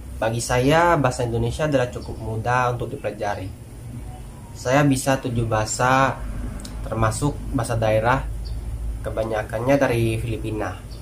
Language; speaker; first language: Indonesian; non-native, fluent; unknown